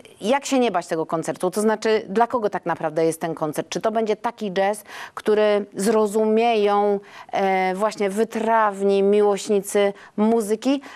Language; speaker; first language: Polish; native; Polish